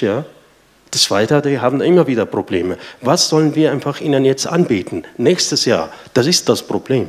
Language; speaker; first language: German; non-native, fluent; Arabic